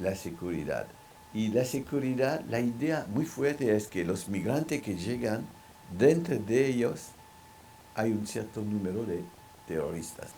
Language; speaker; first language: Spanish; non-native, local second language; French